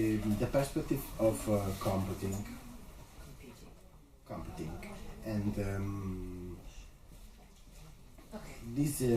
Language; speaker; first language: English; non-native, learner; Italian